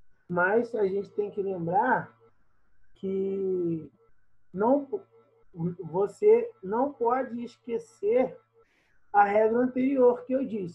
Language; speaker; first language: Portuguese; native; Portuguese